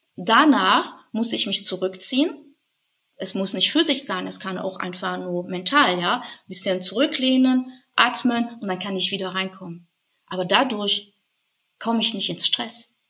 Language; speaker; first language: German; non-native, fluent; French